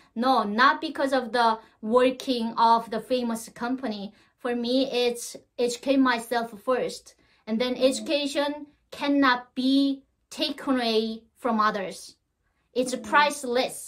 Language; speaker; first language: English; non-native, learner; Korean